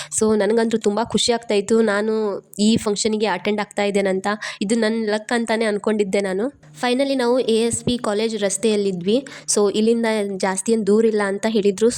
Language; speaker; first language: Kannada; non-native, local second language; Lambadi